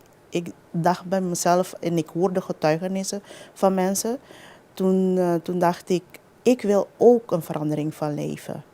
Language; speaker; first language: Dutch; non-native, local second language; Papiamento